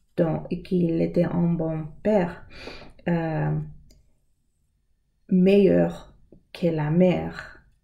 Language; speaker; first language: French; non-native, learner; English